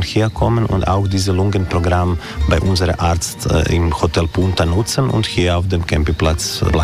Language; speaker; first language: German; non-native, learner; Croatian